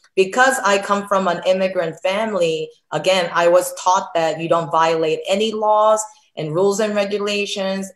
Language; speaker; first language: English; early bilingual, other home language; Korean